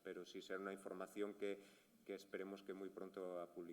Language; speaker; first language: Spanish; native; Spanish